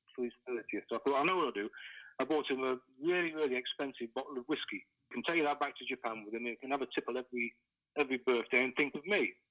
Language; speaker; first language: English; native; English